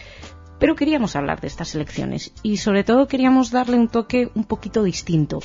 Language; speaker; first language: Spanish; native; Spanish